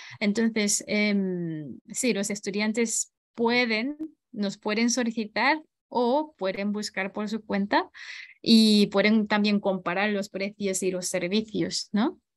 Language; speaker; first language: Spanish; non-native, fluent; Japanese